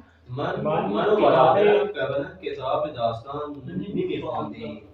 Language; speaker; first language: Persian; non-native, learner; Urdu